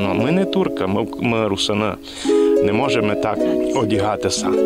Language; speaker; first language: Ukrainian; early bilingual, heritage; Rusyn